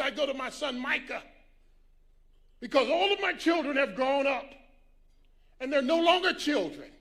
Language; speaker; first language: English; native; English